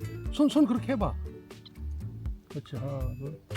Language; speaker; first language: Korean; native; Korean